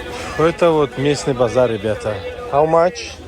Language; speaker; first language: Russian; non-native, fluent; Tajik